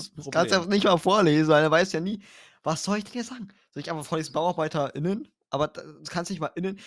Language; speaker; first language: German; native; German